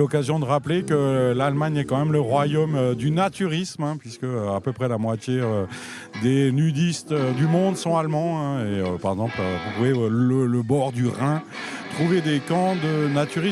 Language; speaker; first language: French; native; French